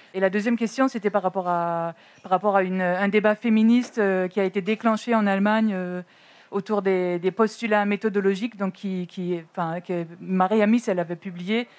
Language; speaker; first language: French; non-native, fluent; German